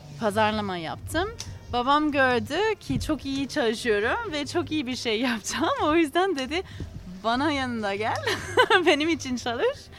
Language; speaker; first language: Turkish; non-native, learner; English